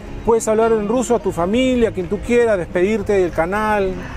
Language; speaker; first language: Spanish; native; Spanish